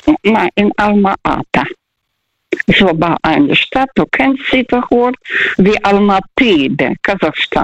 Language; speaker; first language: German; early bilingual, heritage; Russian